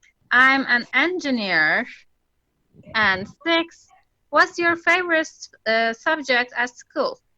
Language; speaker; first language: English; non-native, fluent; Turkish